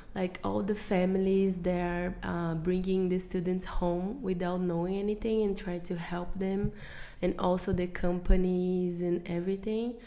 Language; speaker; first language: English; non-native, fluent; Portuguese